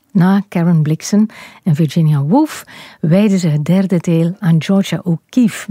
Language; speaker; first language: Dutch; native; Dutch